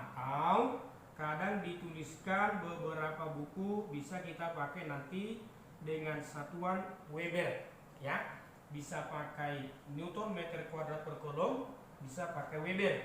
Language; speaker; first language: Indonesian; native; Indonesian